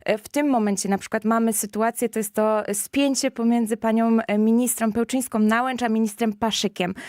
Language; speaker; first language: Polish; native; Polish